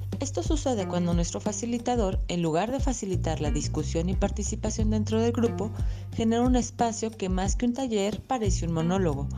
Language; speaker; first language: Spanish; native; Spanish